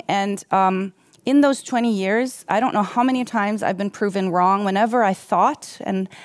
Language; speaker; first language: English; non-native, fluent; German